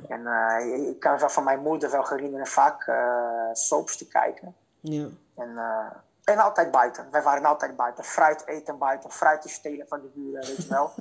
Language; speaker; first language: Dutch; non-native, fluent; Portuguese